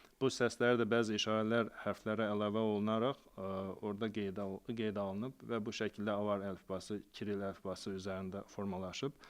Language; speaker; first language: Azerbaijani; non-native, local second language; Avaric